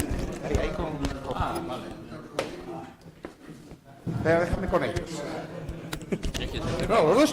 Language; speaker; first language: Spanish; native; Spanish